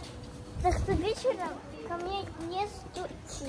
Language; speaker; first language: Russian; early bilingual, heritage; Russian